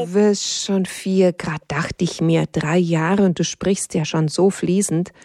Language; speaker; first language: German; native; German